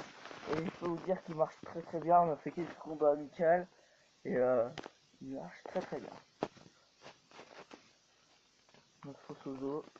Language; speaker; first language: French; native; French